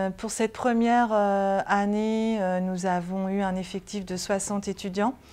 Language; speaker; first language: French; native; French